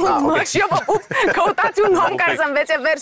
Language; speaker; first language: Romanian; native; Romanian